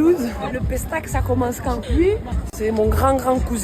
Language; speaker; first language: French; native; French